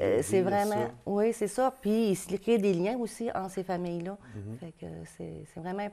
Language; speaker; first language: French; native; French